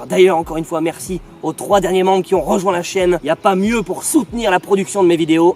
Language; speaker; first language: French; native; French